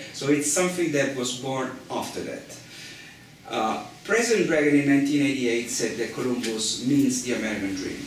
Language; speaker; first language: English; non-native, fluent; Italian